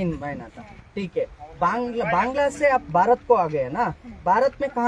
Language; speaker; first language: Hindi; non-native, local second language; Kannada